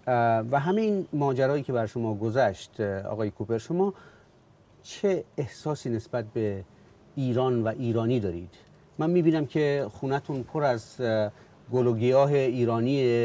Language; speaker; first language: Persian; native; Persian